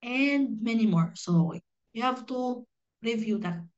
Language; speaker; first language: English; non-native, local second language; Filipino